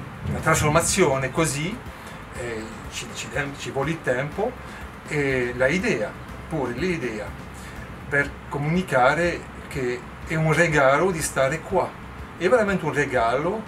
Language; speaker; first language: Italian; non-native, learner; French